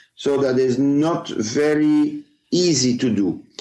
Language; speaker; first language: English; non-native, fluent; Dutch